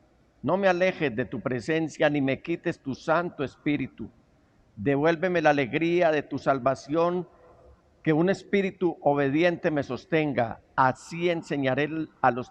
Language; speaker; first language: Spanish; native; Spanish